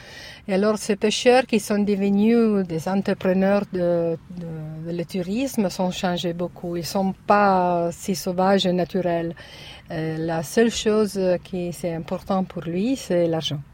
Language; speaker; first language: French; non-native, learner; Italian